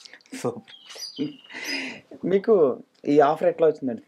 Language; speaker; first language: Telugu; native; Telugu